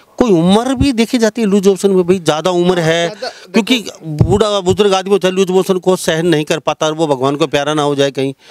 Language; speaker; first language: Hindi; native; Hindi